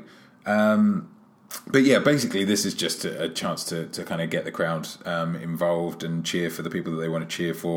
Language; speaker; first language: English; native; English